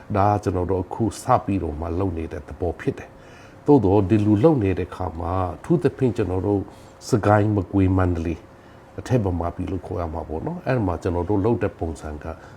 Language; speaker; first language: Burmese; non-native, local second language; Hakha Chin